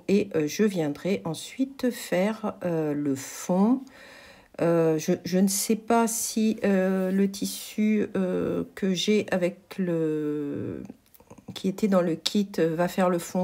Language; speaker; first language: French; native; French